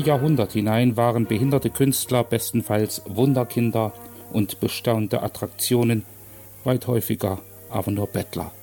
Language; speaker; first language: German; native; German